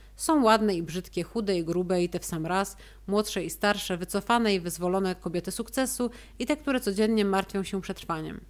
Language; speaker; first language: Polish; native; Polish